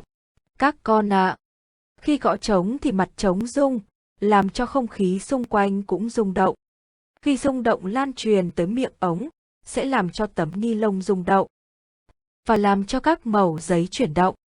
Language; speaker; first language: Vietnamese; native; Vietnamese